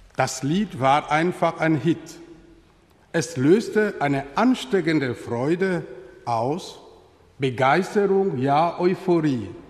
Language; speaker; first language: German; non-native, fluent; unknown